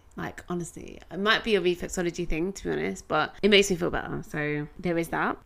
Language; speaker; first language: English; native; English